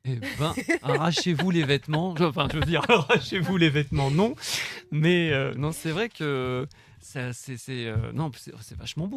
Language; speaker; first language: French; native; French